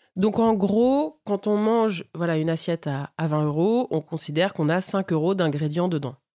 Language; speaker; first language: French; native; French